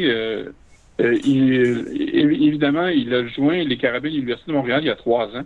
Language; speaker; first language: French; native; French